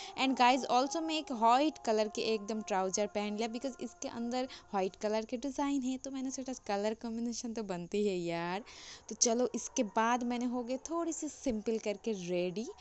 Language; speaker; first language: Hindi; non-native, local second language; Bangla